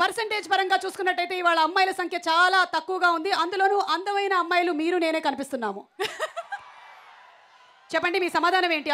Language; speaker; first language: Telugu; native; Telugu